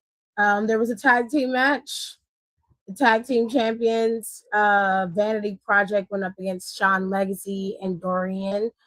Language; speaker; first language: English; native; English